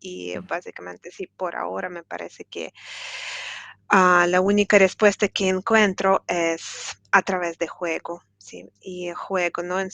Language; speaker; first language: Spanish; non-native, fluent; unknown